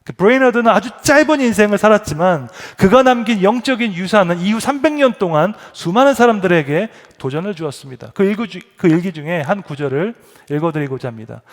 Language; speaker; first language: Korean; native; Korean